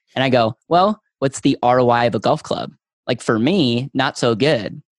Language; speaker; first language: English; native; English